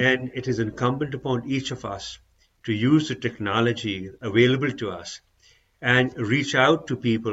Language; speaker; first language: English; non-native, local second language; Urdu